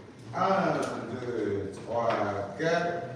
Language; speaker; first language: French; non-native, learner; Portuguese